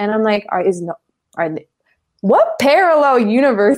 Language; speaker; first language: English; native; English